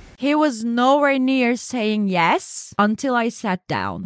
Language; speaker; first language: English; non-native, fluent; Turkish